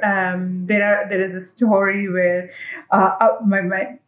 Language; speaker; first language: English; non-native, local second language; Assamese